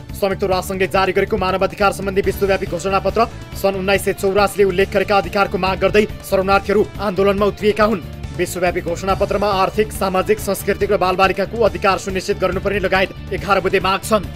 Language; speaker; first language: Nepali; native; Nepali